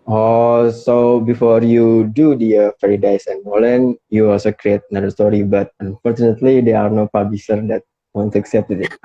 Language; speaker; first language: English; non-native, fluent; Indonesian